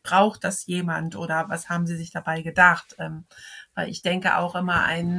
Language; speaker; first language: German; native; German